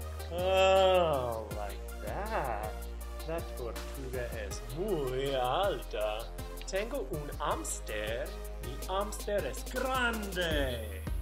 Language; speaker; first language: Spanish; non-native, fluent; English